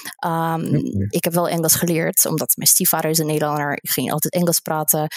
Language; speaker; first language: Dutch; non-native, fluent; Russian